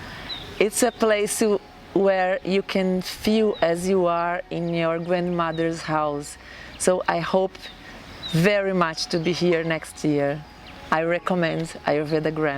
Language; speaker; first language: English; non-native, learner; Portuguese